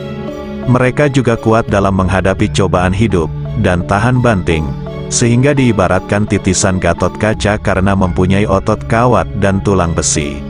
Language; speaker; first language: Indonesian; non-native, local second language; Javanese